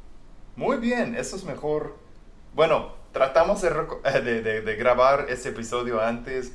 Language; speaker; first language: Spanish; non-native, fluent; English